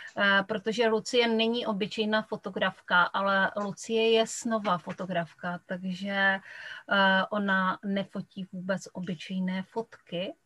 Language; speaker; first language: Czech; native; Czech